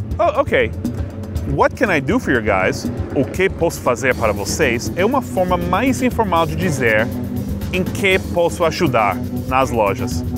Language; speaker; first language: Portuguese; non-native, fluent; English